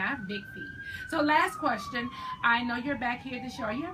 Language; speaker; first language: English; native; English